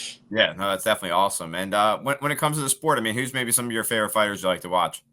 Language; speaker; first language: English; native; English